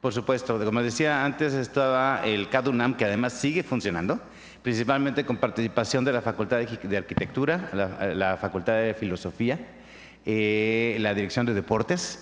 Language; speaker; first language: Spanish; native; Spanish